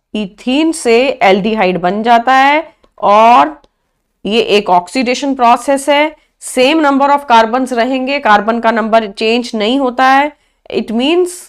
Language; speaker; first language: Hindi; native; Hindi